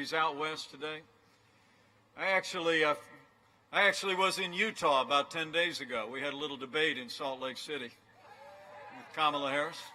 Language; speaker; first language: English; native; English